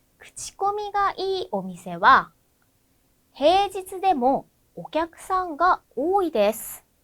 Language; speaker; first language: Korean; non-native, fluent; Japanese